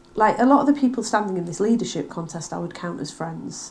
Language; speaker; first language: English; native; English